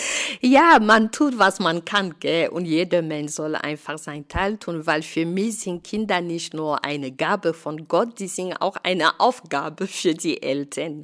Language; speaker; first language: German; non-native, fluent; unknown